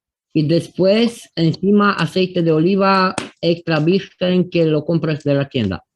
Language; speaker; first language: Spanish; non-native, fluent; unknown